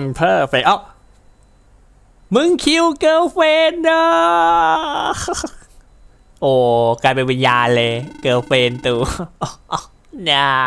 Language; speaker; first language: Thai; native; Thai